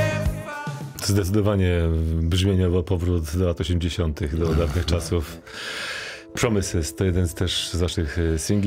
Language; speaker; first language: Polish; native; Polish